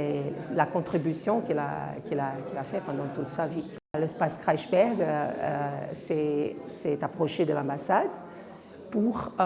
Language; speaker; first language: French; non-native, fluent; Portuguese